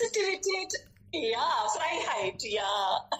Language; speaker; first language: German; non-native, fluent; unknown